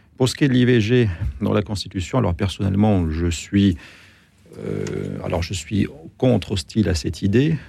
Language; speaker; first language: French; native; French